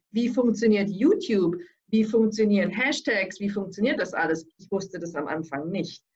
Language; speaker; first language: German; native; German